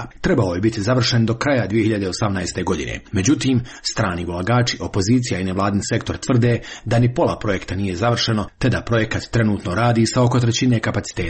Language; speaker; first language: Serbian; native; Serbian